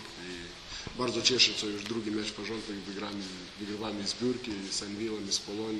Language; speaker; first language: Polish; non-native, learner; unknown